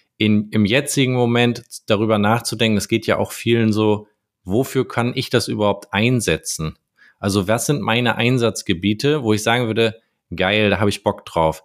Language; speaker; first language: German; native; German